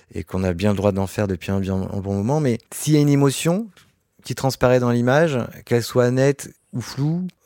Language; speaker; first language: French; native; French